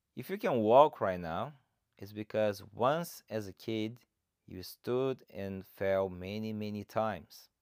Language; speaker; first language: English; non-native, fluent; Portuguese